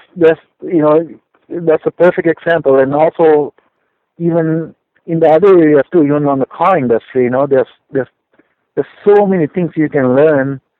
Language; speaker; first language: English; non-native, local second language; Sinhala